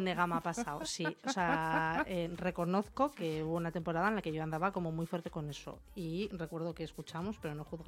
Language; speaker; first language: Spanish; native; Spanish